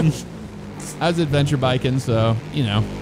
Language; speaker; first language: English; native; English